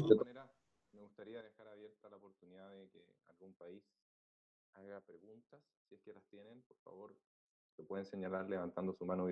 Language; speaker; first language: Spanish; native; Spanish